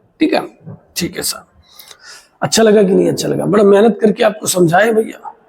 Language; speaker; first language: Hindi; native; Hindi